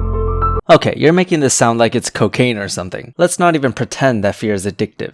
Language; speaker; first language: English; native; English